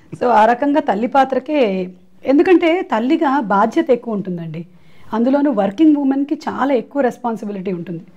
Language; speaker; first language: Telugu; non-native, local second language; Malayalam